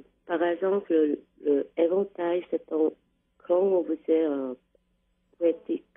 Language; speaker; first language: French; non-native, learner; Korean